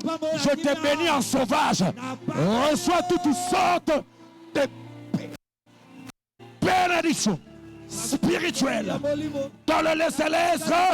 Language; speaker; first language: French; non-native, local second language; Lingala